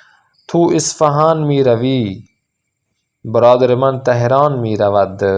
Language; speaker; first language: Persian; non-native, fluent; Urdu